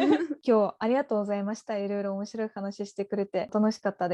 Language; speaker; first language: Japanese; non-native, fluent; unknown